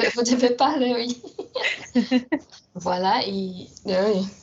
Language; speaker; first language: French; non-native, fluent; Portuguese